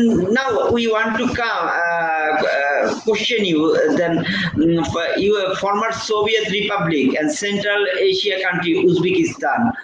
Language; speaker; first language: English; non-native, fluent; Bangla